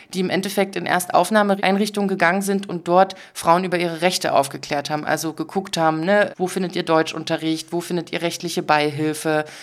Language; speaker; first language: German; native; German